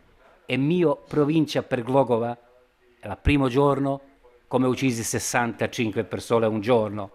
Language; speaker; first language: Italian; non-native, learner; Bosnian